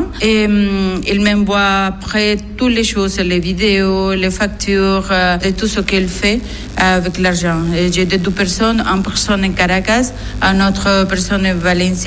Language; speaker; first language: French; non-native, learner; Spanish